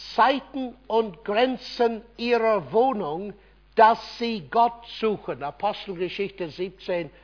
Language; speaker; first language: German; non-native, fluent; English